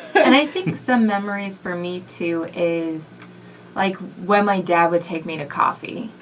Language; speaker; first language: English; native; English